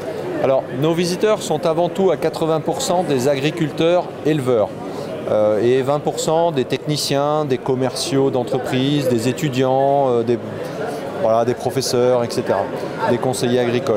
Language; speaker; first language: French; native; French